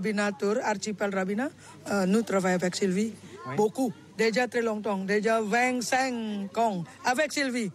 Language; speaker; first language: French; non-native, learner; Indonesian